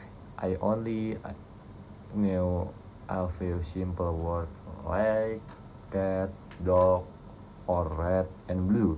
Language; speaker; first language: English; non-native, learner; Indonesian